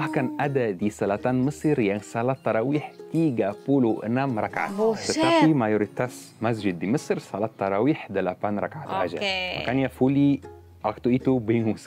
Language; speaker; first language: Indonesian; non-native, fluent; Arabic